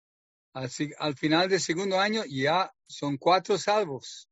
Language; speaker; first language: Spanish; non-native, fluent; English